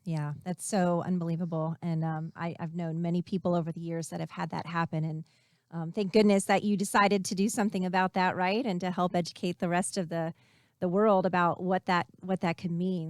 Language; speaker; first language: English; native; English